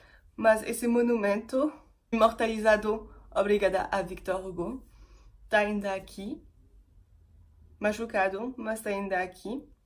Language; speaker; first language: Portuguese; non-native, fluent; French